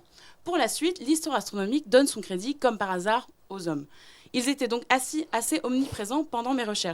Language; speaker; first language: French; native; French